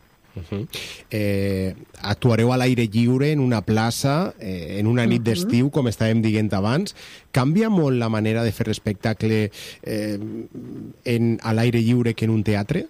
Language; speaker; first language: Catalan; native; Catalan